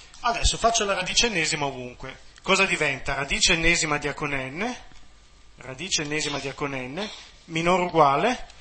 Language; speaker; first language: Italian; native; Italian